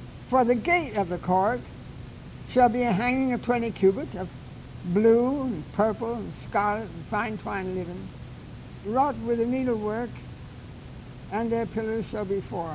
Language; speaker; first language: English; early bilingual, other home language; Chinese